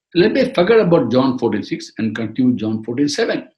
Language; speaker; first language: English; non-native, local second language; Tamil